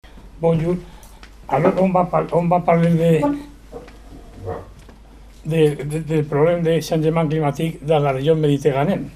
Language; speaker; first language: French; non-native, learner; Spanish